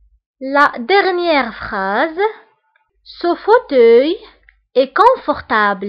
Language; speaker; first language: French; non-native, local second language; Arabic